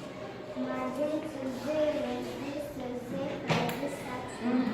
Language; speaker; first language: English; non-native, learner; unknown